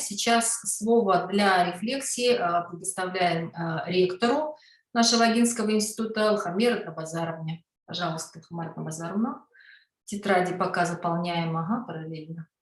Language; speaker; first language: Russian; native; Russian